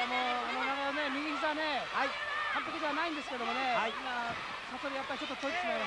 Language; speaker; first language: Japanese; native; Japanese